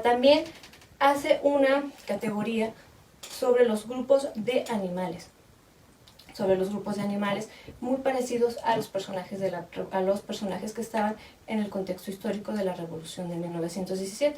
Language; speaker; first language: Spanish; native; Spanish